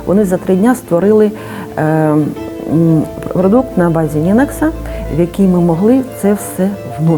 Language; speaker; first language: Ukrainian; native; Ukrainian